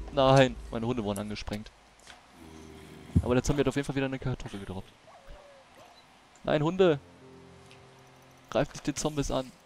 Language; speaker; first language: German; native; German